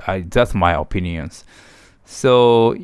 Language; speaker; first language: English; non-native, learner; Japanese